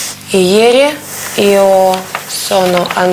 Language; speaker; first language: Italian; non-native, learner; Russian